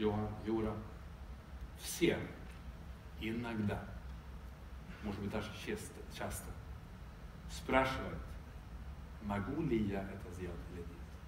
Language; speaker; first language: Russian; non-native, fluent; Swedish